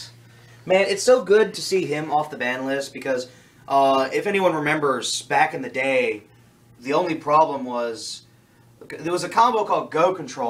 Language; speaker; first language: English; native; English